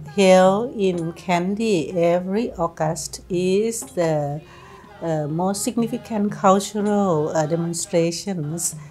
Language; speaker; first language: English; non-native, fluent; Thai